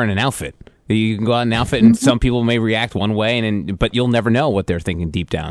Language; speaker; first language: English; native; English